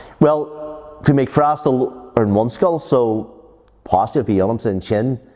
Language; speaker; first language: Irish; non-native, local second language; English